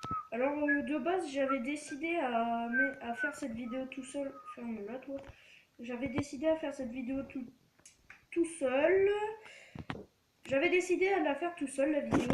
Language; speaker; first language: French; native; French